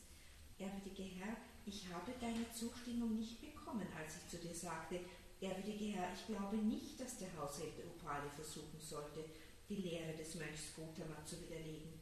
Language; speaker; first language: German; native; German